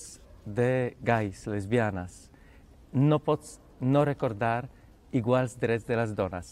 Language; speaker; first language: Catalan; non-native, fluent; Polish